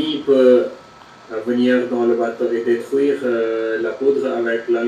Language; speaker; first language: French; non-native, fluent; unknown